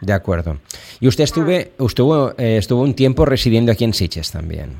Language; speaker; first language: Spanish; non-native, local second language; Catalan